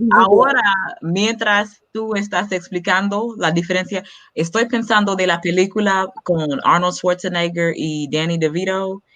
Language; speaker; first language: Spanish; non-native, learner; English